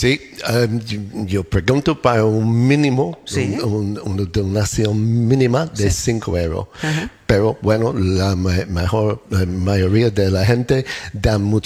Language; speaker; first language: Spanish; non-native, learner; English